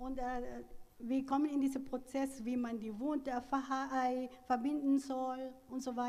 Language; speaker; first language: German; non-native, fluent; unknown